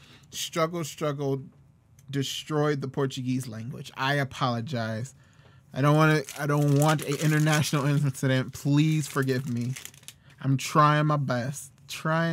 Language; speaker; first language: English; native; English